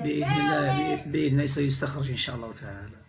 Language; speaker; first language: Arabic; native; Arabic